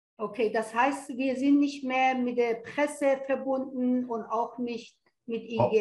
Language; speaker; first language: German; non-native, fluent; Persian